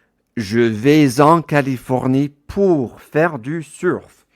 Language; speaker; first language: French; non-native, fluent; English